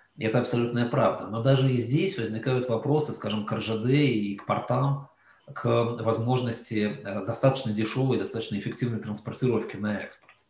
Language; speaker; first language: Russian; native; Russian